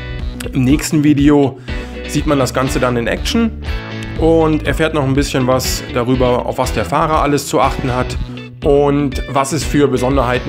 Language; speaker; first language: German; native; German